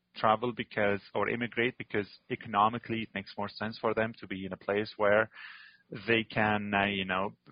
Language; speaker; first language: English; non-native, fluent; Arabic